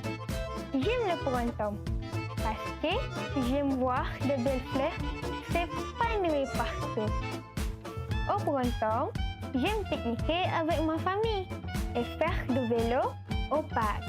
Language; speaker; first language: French; non-native, learner; Malay